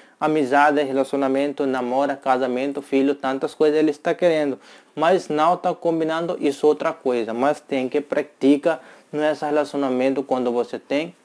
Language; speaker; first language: Portuguese; non-native, learner; Hindi